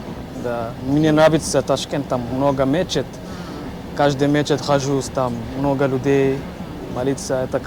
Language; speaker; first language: Russian; non-native, learner; English